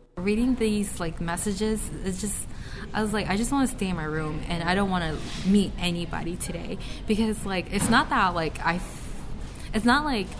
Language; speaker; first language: English; native; English